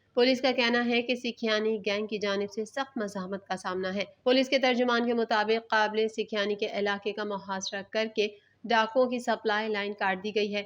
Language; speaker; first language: Urdu; native; Urdu